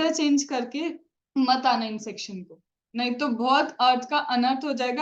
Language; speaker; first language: Hindi; native; Hindi